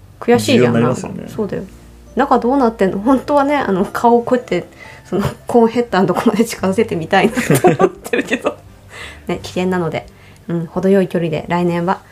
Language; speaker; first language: Japanese; native; Japanese